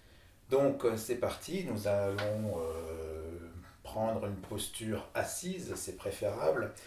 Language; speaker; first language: French; native; French